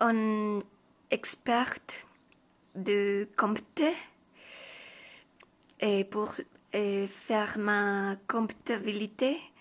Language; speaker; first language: French; non-native, learner; Spanish